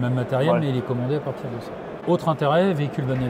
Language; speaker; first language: French; native; French